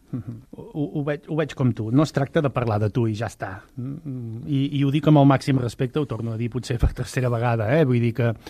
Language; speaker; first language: Catalan; native; Catalan